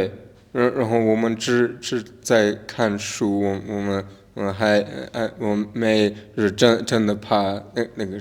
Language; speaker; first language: Chinese; non-native, learner; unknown